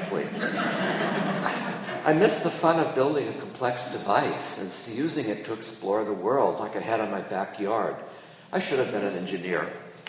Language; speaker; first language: English; native; English